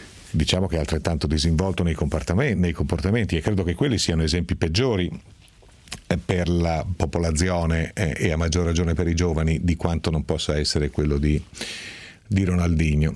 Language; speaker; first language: Italian; native; Italian